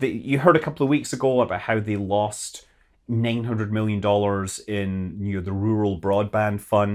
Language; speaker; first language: English; native; English